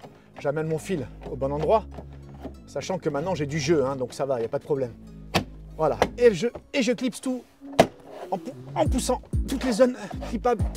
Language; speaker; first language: French; native; French